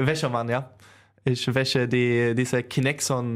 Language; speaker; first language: German; non-native, learner; Swedish